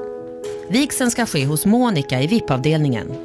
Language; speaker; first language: Swedish; native; Swedish